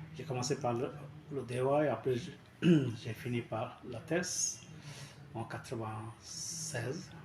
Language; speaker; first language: French; non-native, fluent; Bangla